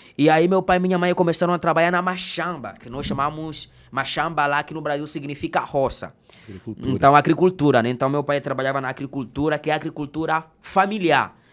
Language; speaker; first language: Portuguese; non-native, local second language; Makhuwa